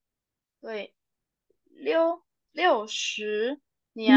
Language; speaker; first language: Chinese; non-native, fluent; Indonesian